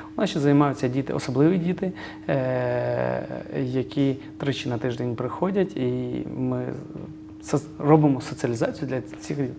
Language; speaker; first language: Ukrainian; early bilingual, other home language; Georgian